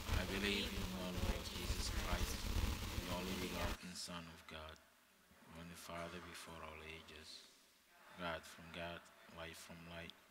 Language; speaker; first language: English; non-native, fluent; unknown